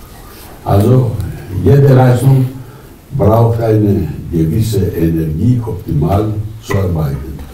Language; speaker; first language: German; non-native, fluent; Greek